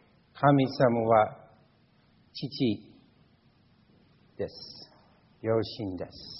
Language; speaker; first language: Japanese; non-native, fluent; English